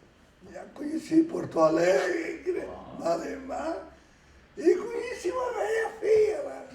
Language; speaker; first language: Portuguese; early bilingual, other home language; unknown